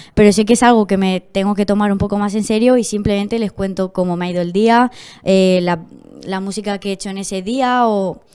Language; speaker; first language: Spanish; native; Spanish